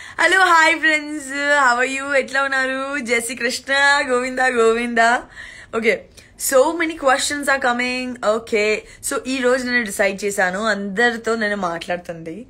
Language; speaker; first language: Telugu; non-native, learner; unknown